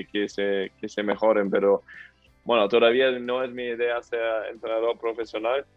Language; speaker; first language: Spanish; non-native, fluent; German